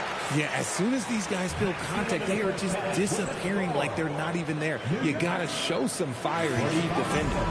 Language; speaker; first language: English; native; English